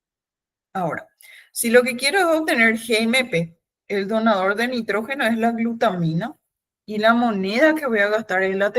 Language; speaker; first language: Spanish; native; Spanish